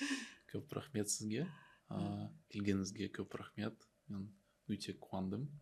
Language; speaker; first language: Kazakh; non-native, learner; Russian